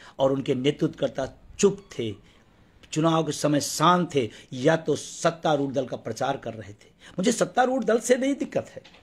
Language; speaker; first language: Hindi; native; Hindi